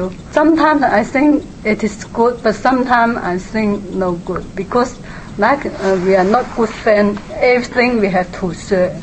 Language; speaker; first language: English; non-native, learner; Chinese